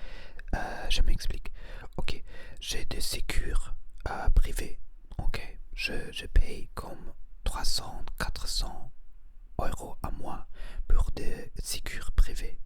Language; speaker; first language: French; non-native, learner; Spanish